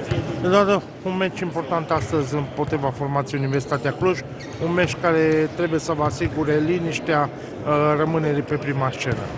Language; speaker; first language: Romanian; native; Romanian